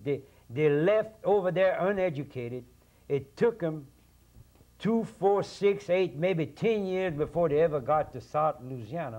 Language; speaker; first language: English; non-native, local second language; French